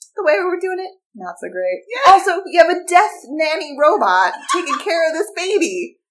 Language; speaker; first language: English; native; English